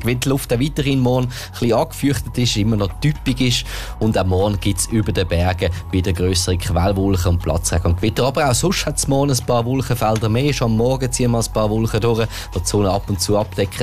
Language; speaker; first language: German; native; German